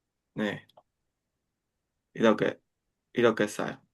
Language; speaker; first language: Korean; non-native, learner; Burmese